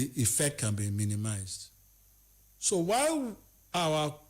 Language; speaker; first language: English; non-native, local second language; Yoruba